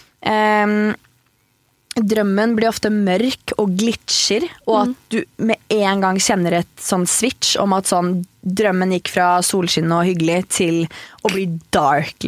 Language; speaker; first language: Norwegian; native; Norwegian